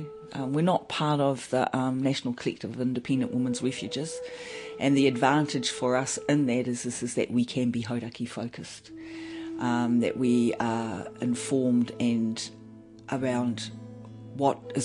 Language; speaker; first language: English; native; English